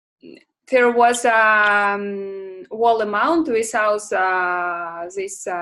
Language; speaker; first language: English; non-native, learner; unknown